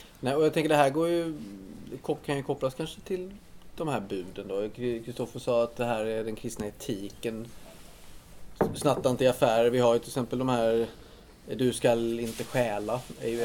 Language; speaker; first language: Swedish; native; Swedish